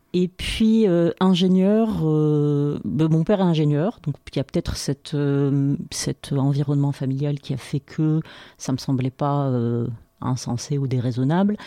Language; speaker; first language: French; non-native, local second language; Arabic